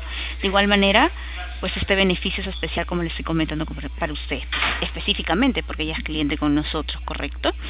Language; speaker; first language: Spanish; native; Spanish